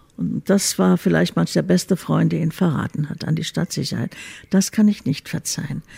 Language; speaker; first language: German; native; German